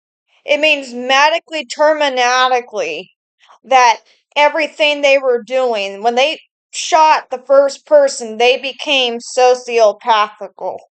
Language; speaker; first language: English; native; English